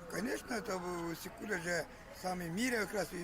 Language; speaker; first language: Russian; non-native, fluent; Azerbaijani